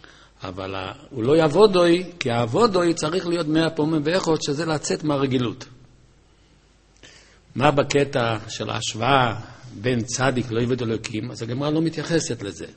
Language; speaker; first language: Hebrew; native; Hebrew